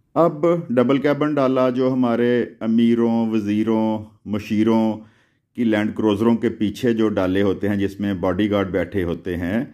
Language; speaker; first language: Urdu; non-native, local second language; Punjabi